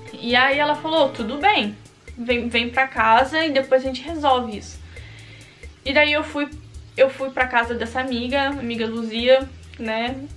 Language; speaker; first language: Portuguese; native; Portuguese